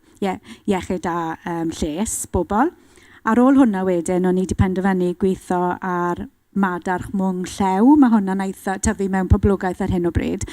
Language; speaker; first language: Welsh; non-native, local second language; English